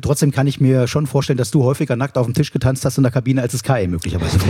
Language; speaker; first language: German; native; German